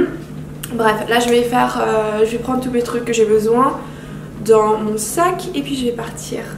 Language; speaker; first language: French; non-native, fluent; Finnish